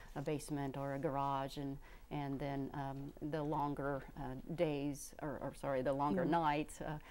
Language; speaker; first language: English; native; English